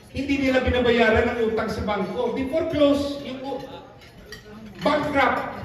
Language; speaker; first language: Filipino; non-native, local second language; Cebuano